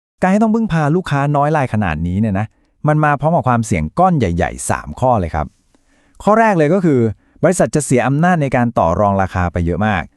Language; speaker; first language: Thai; native; Thai